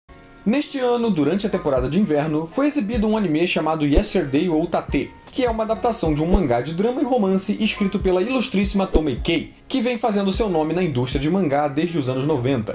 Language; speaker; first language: Portuguese; native; Portuguese